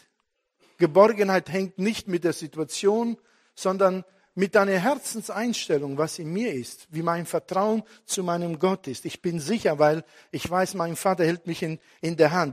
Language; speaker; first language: German; non-native, fluent; Italian